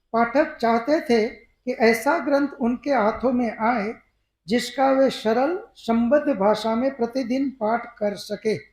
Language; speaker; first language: Hindi; non-native, local second language; Gujarati